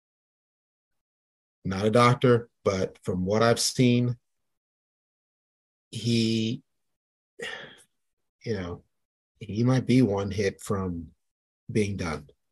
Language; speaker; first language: English; native; English